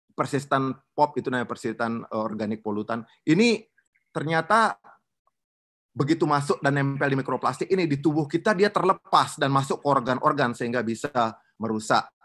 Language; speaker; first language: Indonesian; native; Indonesian